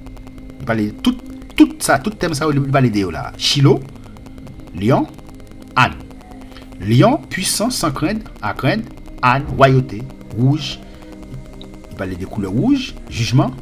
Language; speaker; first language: French; non-native, local second language; Haitian Creole